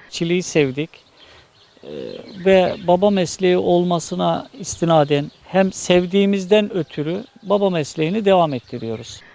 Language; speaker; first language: Turkish; native; Turkish